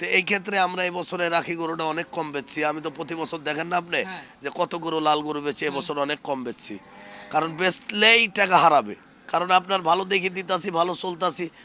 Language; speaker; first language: Bangla; native; Bangla